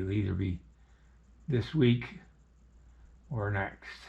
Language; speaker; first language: English; native; English